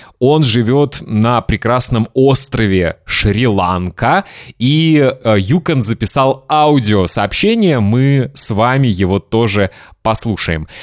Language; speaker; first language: Russian; native; Russian